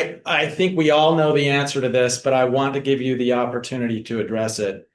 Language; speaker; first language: English; native; English